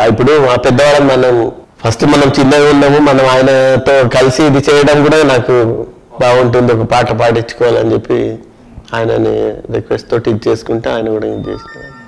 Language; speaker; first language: Telugu; non-native, local second language; Kannada